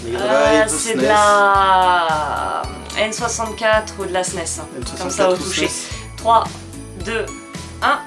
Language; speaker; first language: French; native; French